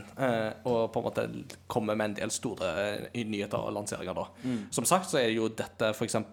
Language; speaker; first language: Norwegian; native; Norwegian